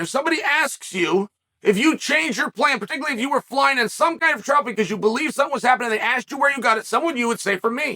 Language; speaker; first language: English; native; English